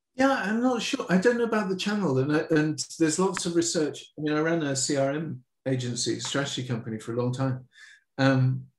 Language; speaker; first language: English; native; English